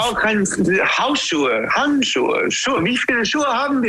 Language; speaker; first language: German; non-native, learner; English